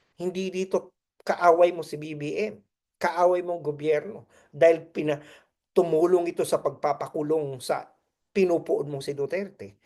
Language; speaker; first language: Filipino; native; Filipino